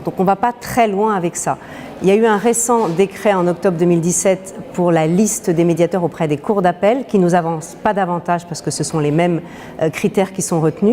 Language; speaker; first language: French; native; French